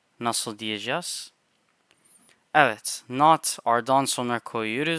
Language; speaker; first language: Turkish; non-native, fluent; English